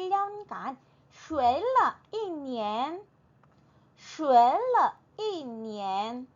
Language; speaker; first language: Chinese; non-native, fluent; Korean